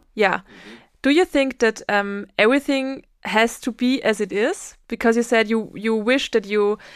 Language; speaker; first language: English; non-native, fluent; German